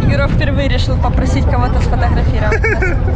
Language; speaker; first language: Russian; native; Russian